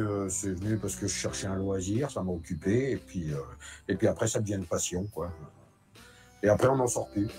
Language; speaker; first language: French; native; French